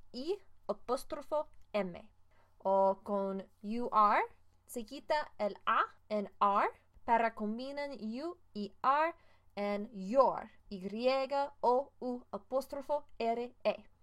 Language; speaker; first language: Spanish; non-native, fluent; English